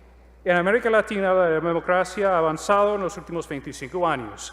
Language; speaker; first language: Spanish; non-native, fluent; English